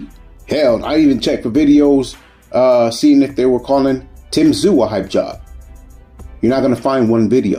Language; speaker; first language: English; native; English